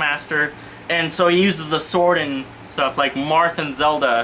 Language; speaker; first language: English; native; English